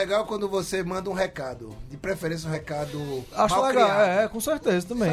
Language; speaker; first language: Portuguese; native; Portuguese